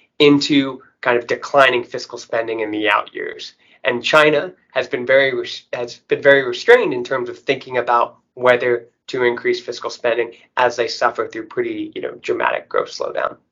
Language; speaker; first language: English; native; English